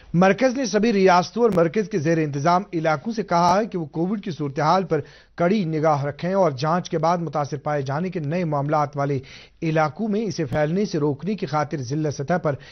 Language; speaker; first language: Urdu; non-native, local second language; Kashmiri